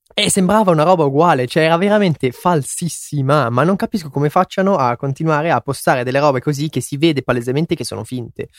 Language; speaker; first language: Italian; native; Italian